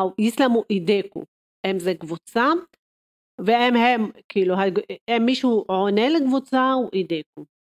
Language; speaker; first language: Hebrew; non-native, local second language; Arabic